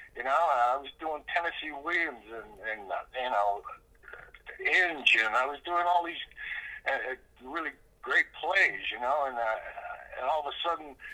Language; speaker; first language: English; native; English